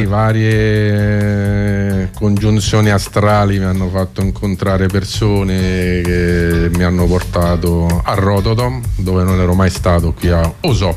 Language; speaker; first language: Italian; native; Italian